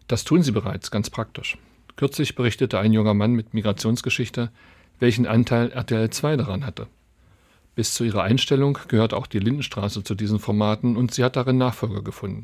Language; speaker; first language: German; native; German